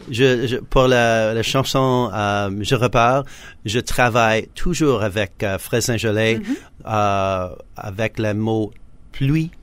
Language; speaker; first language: French; non-native, learner; English